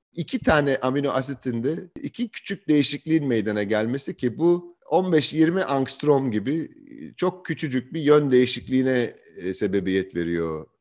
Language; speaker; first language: Turkish; native; Turkish